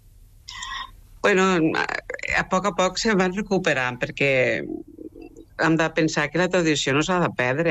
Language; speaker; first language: Catalan; native; Catalan